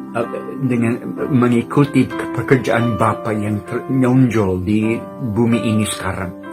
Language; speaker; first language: Indonesian; non-native, fluent; English